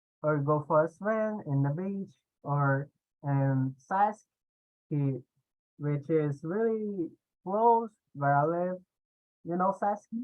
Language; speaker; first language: English; non-native, fluent; Portuguese